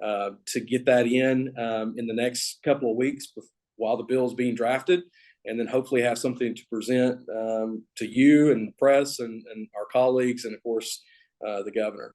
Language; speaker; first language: English; native; English